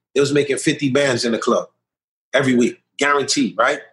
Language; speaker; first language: English; early bilingual, other home language; Haitian Creole